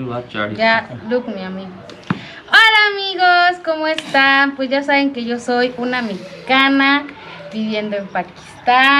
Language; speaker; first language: Spanish; native; Spanish